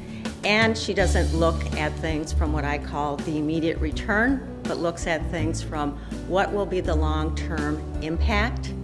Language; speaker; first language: English; native; English